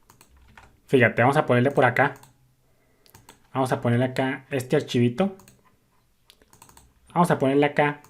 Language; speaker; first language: Spanish; native; Spanish